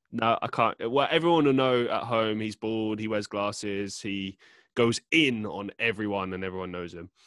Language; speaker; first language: English; native; English